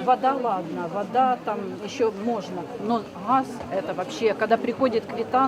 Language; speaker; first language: Russian; native; Russian